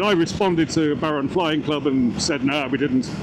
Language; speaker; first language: English; native; English